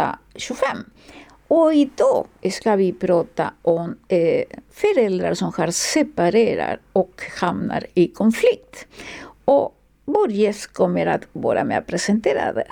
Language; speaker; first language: Swedish; non-native, fluent; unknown